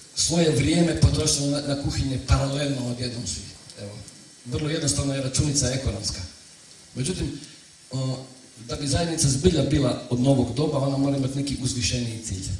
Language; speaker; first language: Croatian; native; Croatian